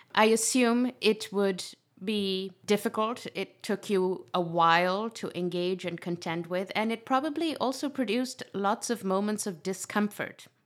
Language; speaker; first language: English; non-native, local second language; Urdu